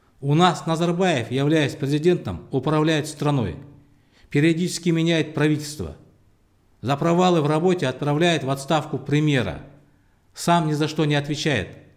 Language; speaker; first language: Russian; non-native, local second language; Kazakh